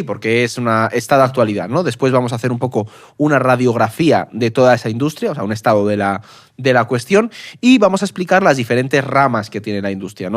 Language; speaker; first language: Spanish; native; Spanish